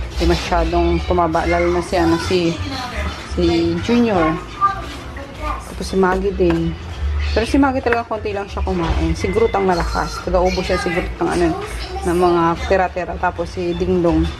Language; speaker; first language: Filipino; non-native, local second language; Bikol